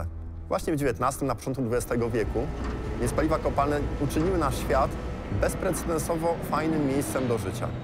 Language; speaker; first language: Polish; native; Polish